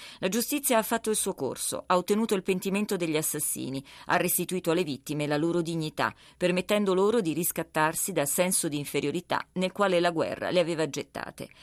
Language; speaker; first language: Italian; native; Italian